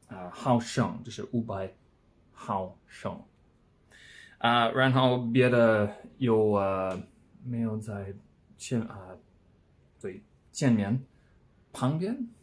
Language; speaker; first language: Chinese; non-native, learner; English